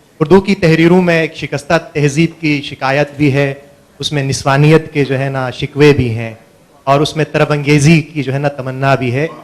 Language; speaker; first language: Urdu; non-native, local second language; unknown